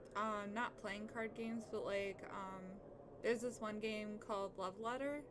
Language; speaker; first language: English; native; English